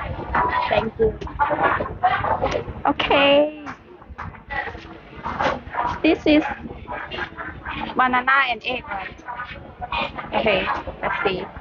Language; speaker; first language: English; non-native, fluent; Thai